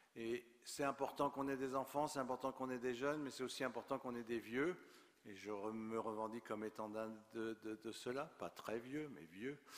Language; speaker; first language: French; native; French